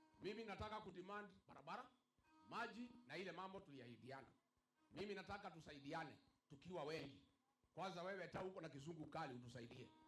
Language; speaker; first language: Swahili; non-native, local second language; Kikuyu